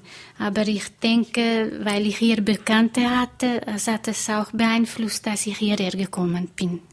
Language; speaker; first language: German; non-native, fluent; Portuguese